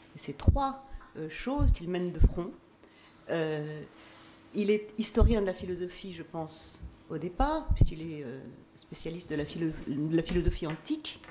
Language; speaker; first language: French; native; French